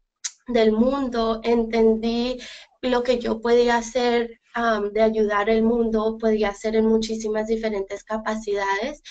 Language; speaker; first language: Spanish; early bilingual, heritage; Spanish